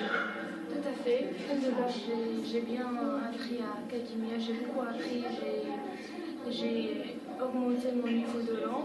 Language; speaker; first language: French; non-native, fluent; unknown